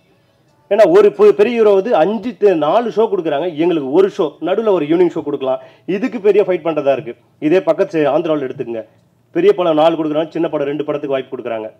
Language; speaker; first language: Tamil; native; Tamil